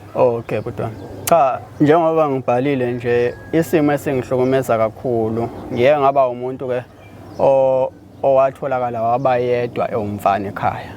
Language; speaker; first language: Zulu; native; Zulu